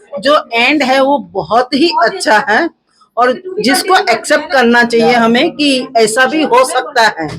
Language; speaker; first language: Hindi; non-native, local second language; Marathi